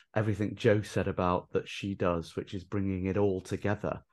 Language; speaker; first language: English; native; English